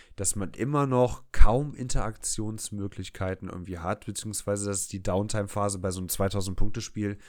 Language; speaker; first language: German; non-native, fluent; English